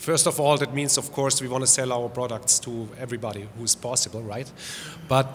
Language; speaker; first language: English; non-native, fluent; German